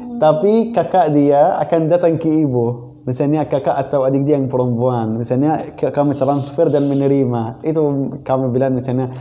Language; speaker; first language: Malay; non-native, fluent; Arabic